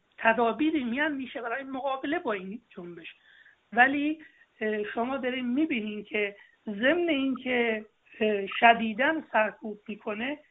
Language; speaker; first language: Persian; native; Persian